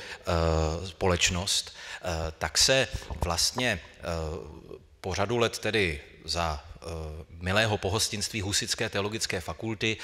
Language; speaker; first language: Czech; native; Czech